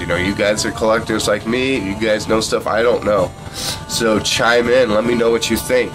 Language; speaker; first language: English; native; English